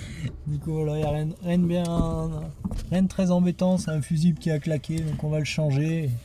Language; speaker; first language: French; native; French